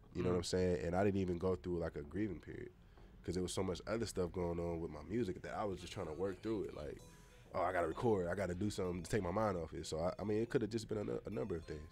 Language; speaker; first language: English; native; English